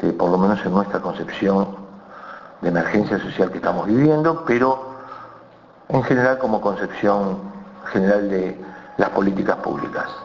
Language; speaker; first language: Spanish; native; Spanish